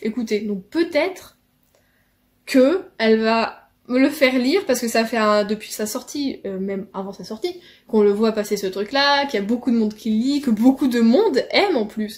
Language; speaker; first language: French; native; French